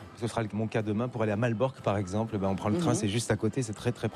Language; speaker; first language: French; native; French